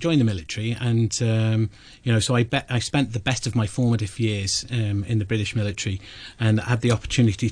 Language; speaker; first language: English; native; English